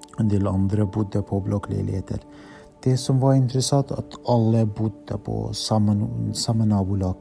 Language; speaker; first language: Norwegian; non-native, fluent; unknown